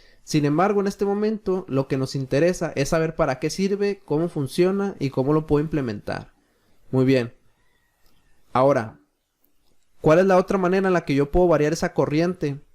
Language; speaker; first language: Spanish; native; Spanish